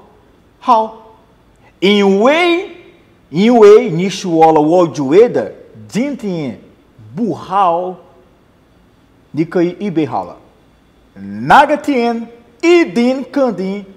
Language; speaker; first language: Chinese; non-native, learner; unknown